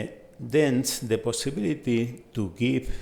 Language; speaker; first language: English; non-native, fluent; Spanish